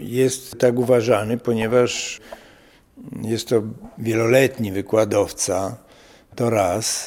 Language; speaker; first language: Polish; native; Polish